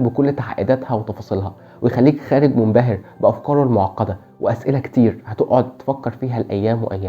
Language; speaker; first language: Arabic; native; Arabic